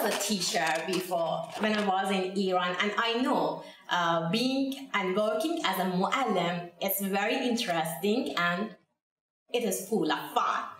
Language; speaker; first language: English; non-native, fluent; Persian